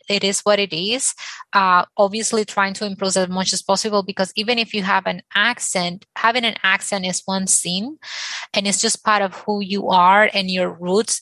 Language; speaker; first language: English; non-native, fluent; Spanish